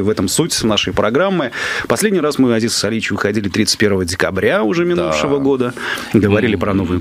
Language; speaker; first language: Russian; native; Russian